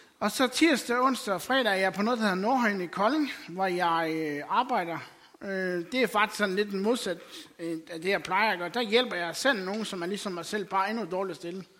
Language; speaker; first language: Danish; native; Danish